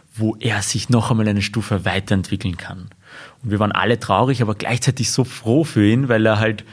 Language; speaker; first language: German; early bilingual, other home language; Armenian